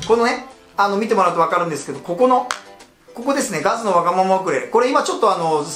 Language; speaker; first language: Japanese; native; Japanese